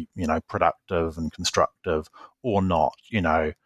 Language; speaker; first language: English; native; English